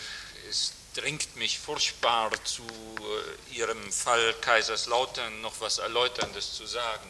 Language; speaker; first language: German; native; German